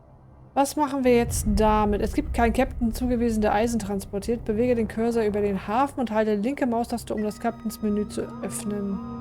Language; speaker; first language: German; native; German